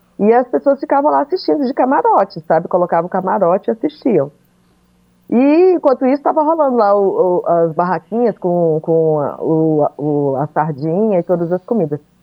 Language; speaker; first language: Portuguese; native; Portuguese